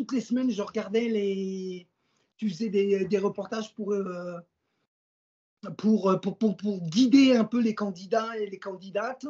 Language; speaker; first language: French; native; French